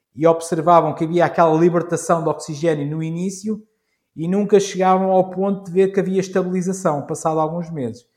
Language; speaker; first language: Portuguese; native; Portuguese